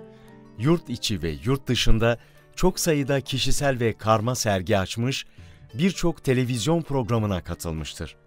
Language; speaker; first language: Turkish; native; Turkish